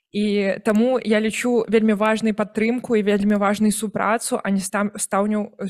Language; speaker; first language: Belarusian; native; Belarusian